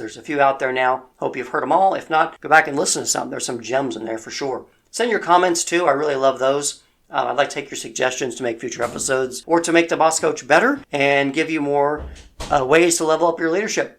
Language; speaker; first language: English; native; English